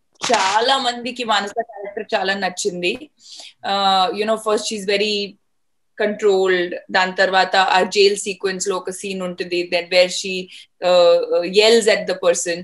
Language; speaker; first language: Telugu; non-native, fluent; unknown